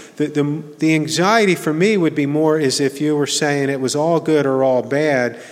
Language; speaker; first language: English; native; English